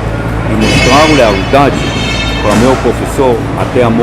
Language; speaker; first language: Portuguese; non-native, fluent; Hebrew